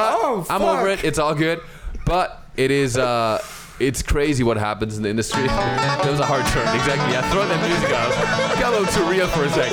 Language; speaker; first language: English; non-native, fluent; German